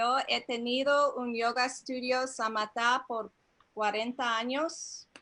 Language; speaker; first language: Spanish; non-native, fluent; English